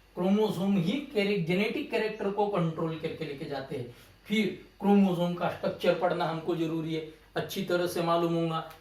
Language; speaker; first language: Hindi; non-native, local second language; Marathi